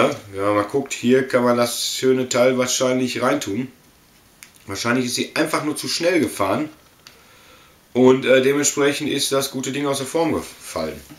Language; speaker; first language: German; native; German